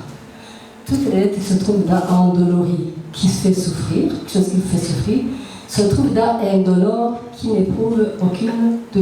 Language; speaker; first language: French; non-native, local second language; Rundi